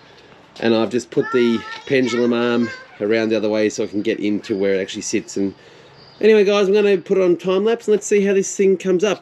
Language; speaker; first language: English; native; English